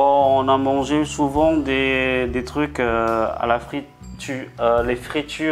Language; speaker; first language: French; non-native, fluent; Indonesian